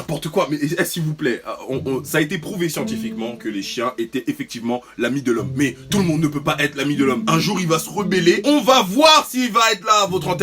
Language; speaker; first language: French; native; French